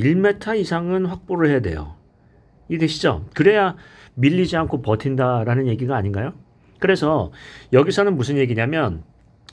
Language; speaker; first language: Korean; native; Korean